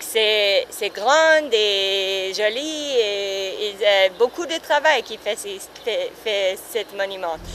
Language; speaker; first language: French; non-native, learner; English